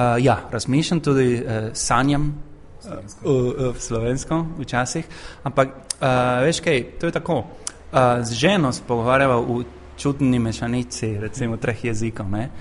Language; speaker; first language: Slovenian; non-native, fluent; Spanish